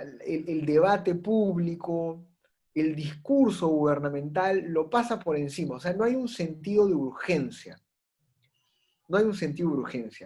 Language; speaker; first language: Spanish; native; Spanish